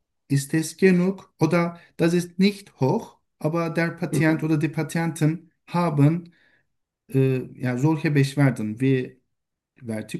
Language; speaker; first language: German; non-native, learner; Turkish